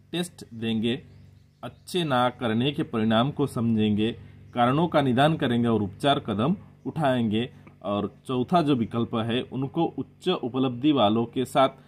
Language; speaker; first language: Hindi; non-native, local second language; Marathi